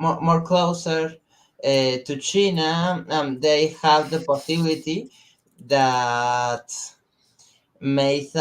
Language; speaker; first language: English; non-native, learner; Spanish